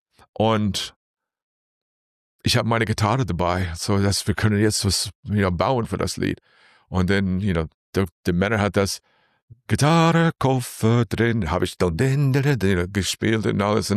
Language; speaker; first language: German; non-native, learner; English